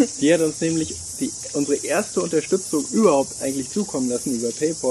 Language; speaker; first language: German; native; German